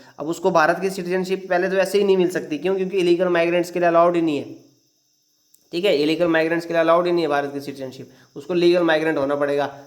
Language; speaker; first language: Hindi; native; Hindi